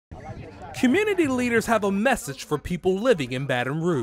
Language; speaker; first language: English; native; English